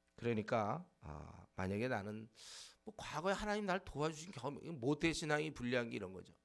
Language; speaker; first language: Korean; native; Korean